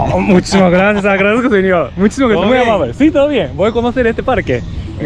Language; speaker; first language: Spanish; non-native, learner; Japanese